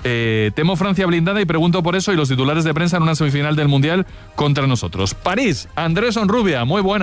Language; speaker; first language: Spanish; native; Spanish